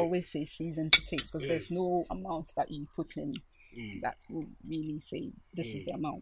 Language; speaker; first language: English; non-native, local second language; Ga